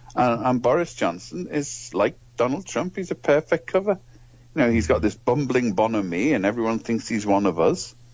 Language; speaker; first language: English; native; English